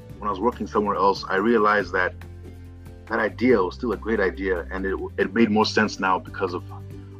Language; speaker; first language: English; non-native, local second language; Shona